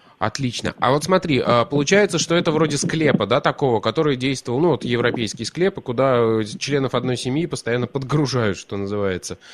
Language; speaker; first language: Russian; native; Russian